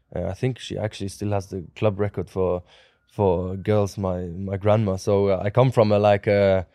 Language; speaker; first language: English; non-native, fluent; Norwegian